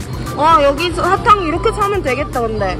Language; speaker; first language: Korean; native; Korean